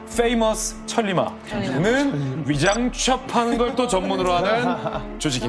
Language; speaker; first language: Korean; native; Korean